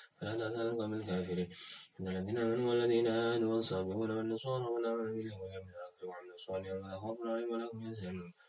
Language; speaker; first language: Arabic; non-native, learner; Indonesian